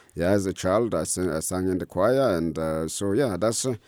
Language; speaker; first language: English; non-native, fluent; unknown